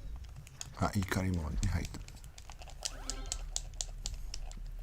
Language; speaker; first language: Japanese; non-native, learner; English